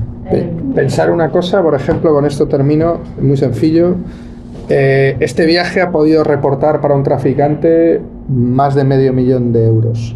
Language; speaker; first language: Spanish; native; Spanish